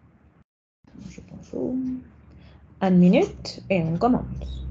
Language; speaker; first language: French; non-native, fluent; Spanish